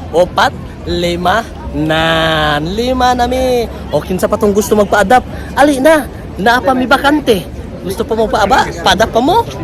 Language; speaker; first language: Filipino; non-native, local second language; Cebuano